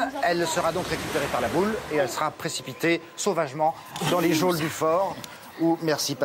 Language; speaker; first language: French; native; French